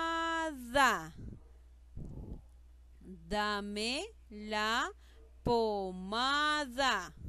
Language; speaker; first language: Spanish; native; Spanish